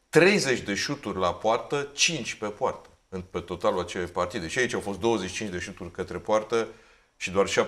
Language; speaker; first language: Romanian; native; Romanian